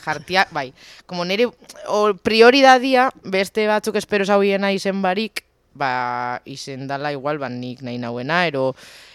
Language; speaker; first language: Basque; native; Basque